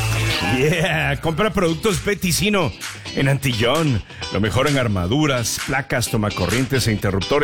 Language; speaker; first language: Spanish; native; Spanish